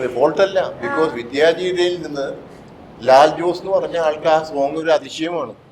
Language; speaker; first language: Malayalam; native; Malayalam